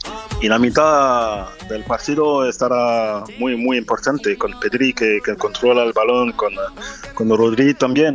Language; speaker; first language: Spanish; non-native, fluent; French